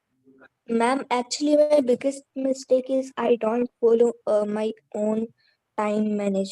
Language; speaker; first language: English; non-native, learner; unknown